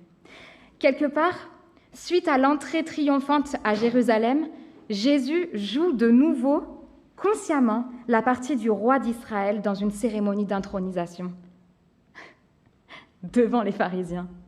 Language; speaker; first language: French; native; French